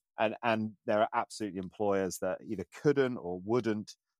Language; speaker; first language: English; native; English